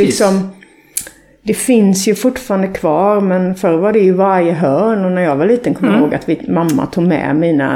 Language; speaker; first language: Swedish; native; Swedish